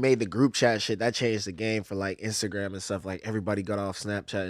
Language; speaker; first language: English; native; English